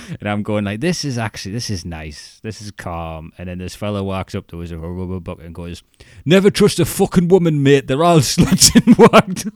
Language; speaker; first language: English; native; English